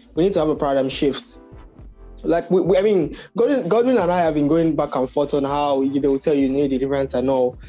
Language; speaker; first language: English; non-native, local second language; Yoruba